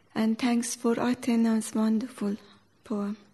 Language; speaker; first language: English; non-native, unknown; Persian